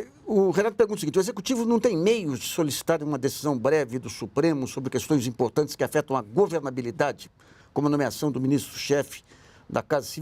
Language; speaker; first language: Portuguese; native; Portuguese